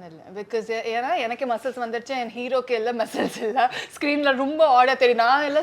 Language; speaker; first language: Tamil; non-native, learner; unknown